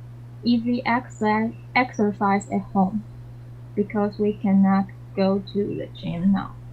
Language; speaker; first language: English; non-native, learner; Chinese